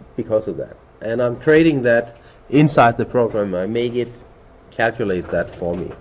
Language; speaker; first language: English; non-native, fluent; Danish